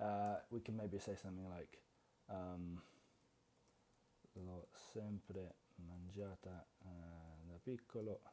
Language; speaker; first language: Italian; non-native, fluent; English